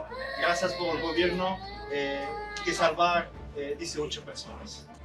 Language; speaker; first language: Spanish; non-native, learner; Arabic